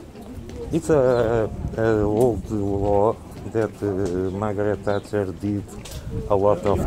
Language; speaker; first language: English; non-native, learner; Portuguese